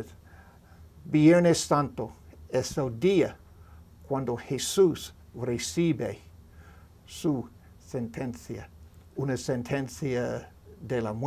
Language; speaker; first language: Spanish; non-native, learner; English